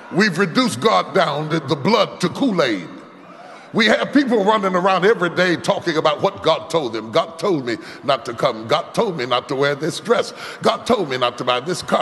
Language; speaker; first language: English; native; English